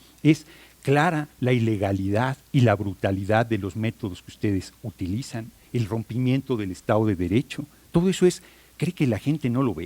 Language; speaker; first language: Spanish; native; Spanish